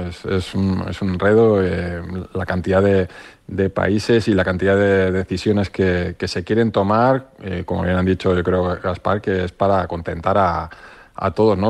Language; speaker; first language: Spanish; native; Spanish